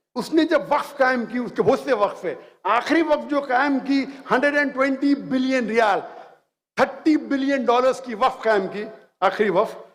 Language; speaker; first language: Hindi; non-native, local second language; Konkani